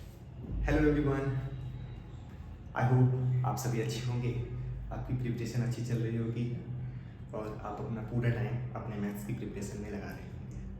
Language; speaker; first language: Hindi; native; Hindi